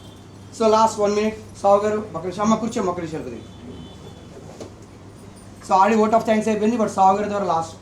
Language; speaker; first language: Telugu; native; Telugu